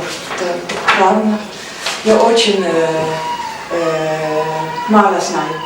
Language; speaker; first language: Russian; non-native, learner; Dutch